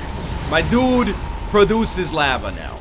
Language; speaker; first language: English; native; English